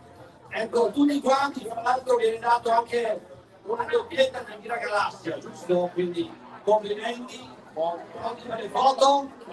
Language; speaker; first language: Italian; native; Italian